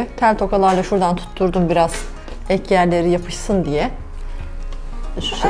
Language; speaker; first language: Turkish; native; Turkish